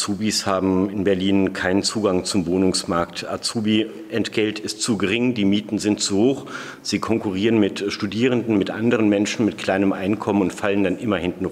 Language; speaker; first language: German; native; German